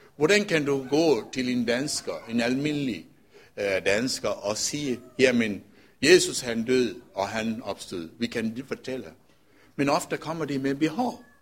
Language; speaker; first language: Danish; non-native, fluent; Tamil